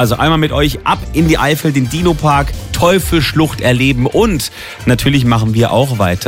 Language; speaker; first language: German; native; German